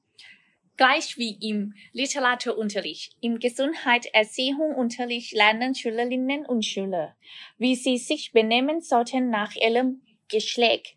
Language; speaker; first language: German; non-native, learner; Thai